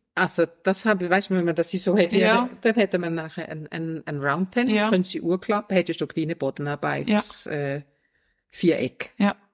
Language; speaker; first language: German; non-native, fluent; Danish